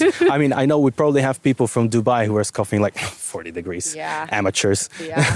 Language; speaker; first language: English; non-native, fluent; Bulgarian